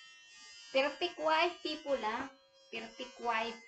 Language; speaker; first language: English; non-native, learner; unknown